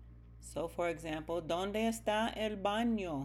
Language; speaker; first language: Spanish; non-native, learner; English